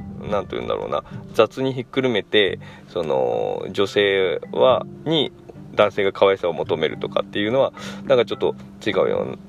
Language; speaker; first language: Japanese; native; Japanese